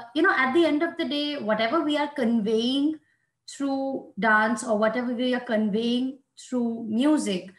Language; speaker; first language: English; non-native, local second language; Hindi